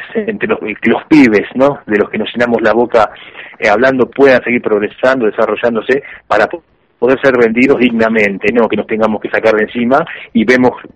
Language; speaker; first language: Spanish; native; Spanish